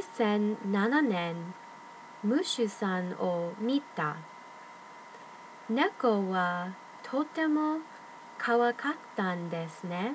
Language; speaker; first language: Japanese; non-native, learner; English